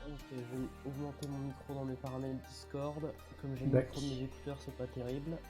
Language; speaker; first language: French; native; French